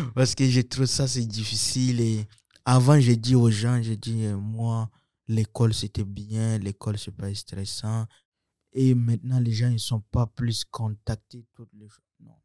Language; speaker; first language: French; non-native, local second language; Sango